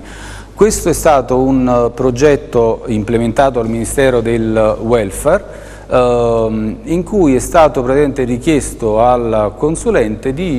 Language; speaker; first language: Italian; native; Italian